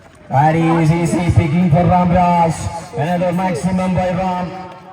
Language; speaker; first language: English; non-native, local second language; Malayalam